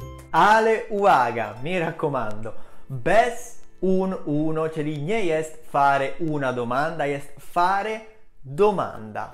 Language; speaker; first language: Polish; non-native, fluent; Italian